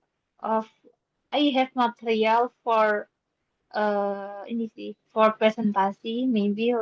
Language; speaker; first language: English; non-native, learner; Indonesian